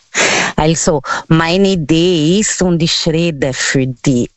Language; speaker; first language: German; non-native, fluent; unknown